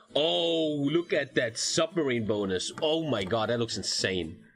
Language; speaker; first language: English; non-native, fluent; German